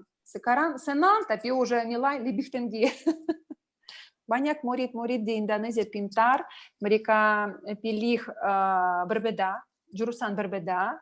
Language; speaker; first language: Indonesian; non-native, learner; Russian